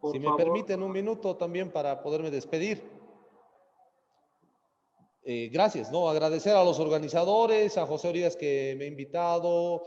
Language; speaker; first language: Spanish; native; Spanish